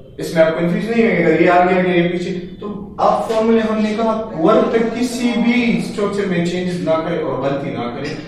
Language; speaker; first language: Urdu; non-native, local second language; Pashto